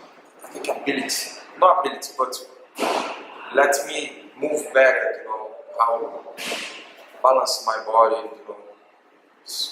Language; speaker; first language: English; non-native, learner; Portuguese